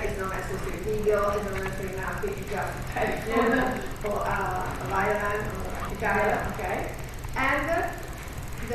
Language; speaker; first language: English; non-native, learner; Italian